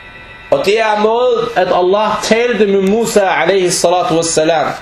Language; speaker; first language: Danish; non-native, fluent; Arabic